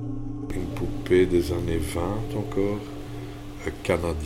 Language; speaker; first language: French; non-native, local second language; Dutch